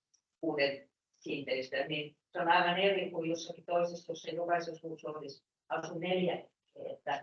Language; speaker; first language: Finnish; native; Finnish